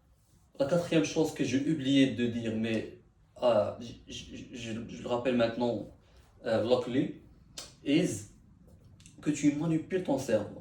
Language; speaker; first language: French; non-native, learner; Arabic